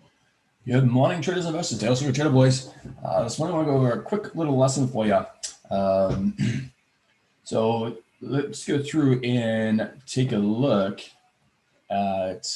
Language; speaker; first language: English; native; English